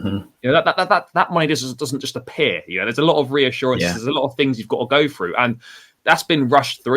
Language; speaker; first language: English; native; English